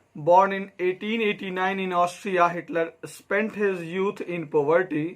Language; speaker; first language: English; non-native, local second language; Hindi